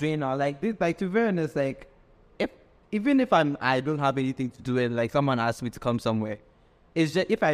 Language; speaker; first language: English; non-native, local second language; Akan